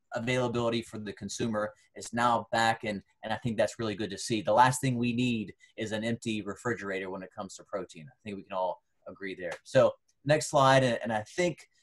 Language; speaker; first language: English; native; English